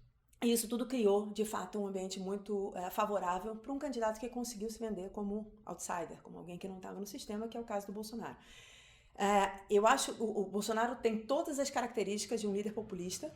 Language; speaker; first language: Portuguese; native; Portuguese